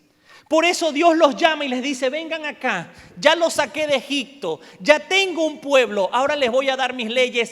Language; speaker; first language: Spanish; native; Spanish